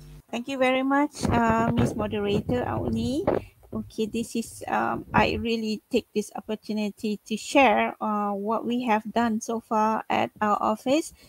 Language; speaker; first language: English; non-native, local second language; Malay